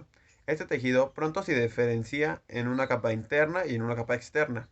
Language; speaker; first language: Spanish; native; Spanish